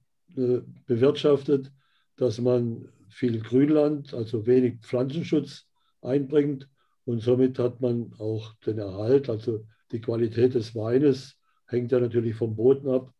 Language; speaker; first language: German; native; German